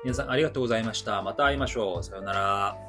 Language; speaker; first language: Japanese; non-native, fluent; Korean